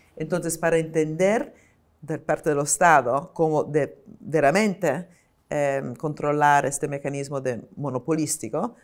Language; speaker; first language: Spanish; non-native, fluent; Italian